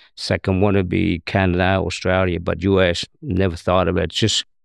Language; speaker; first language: English; non-native, learner; Khmer